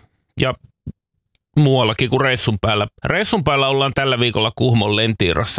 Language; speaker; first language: Finnish; native; Finnish